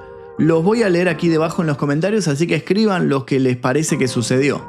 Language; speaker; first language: Spanish; native; Spanish